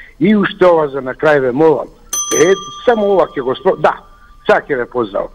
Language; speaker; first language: Macedonian; non-native, local second language; Albanian